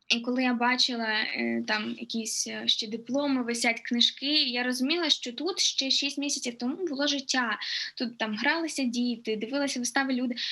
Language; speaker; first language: Ukrainian; non-native, local second language; Russian